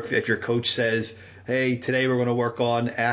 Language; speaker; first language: English; native; English